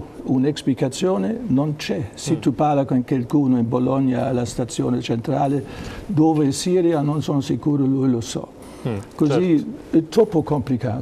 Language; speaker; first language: Italian; non-native, learner; German